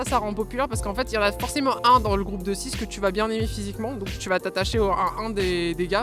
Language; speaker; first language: French; native; French